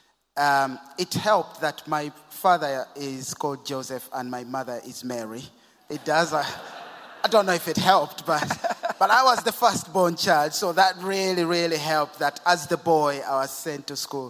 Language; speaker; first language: English; non-native, local second language; Ganda